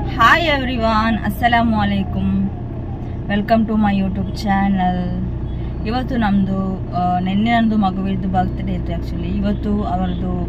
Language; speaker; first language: Kannada; non-native, local second language; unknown